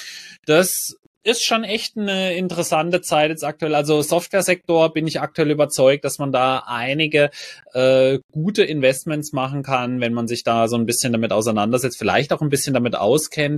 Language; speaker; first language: German; native; German